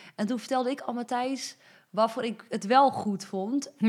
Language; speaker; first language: Dutch; native; Dutch